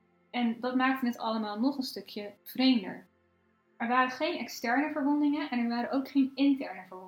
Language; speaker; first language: Dutch; native; Dutch